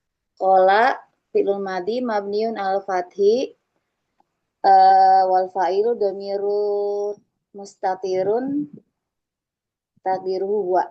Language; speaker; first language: Arabic; non-native, learner; Indonesian